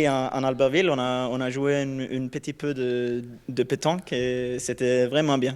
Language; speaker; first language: French; non-native, learner; Norwegian